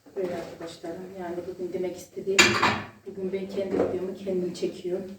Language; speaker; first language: Turkish; native; Turkish